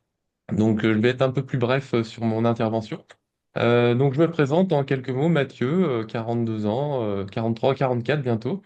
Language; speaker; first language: French; native; French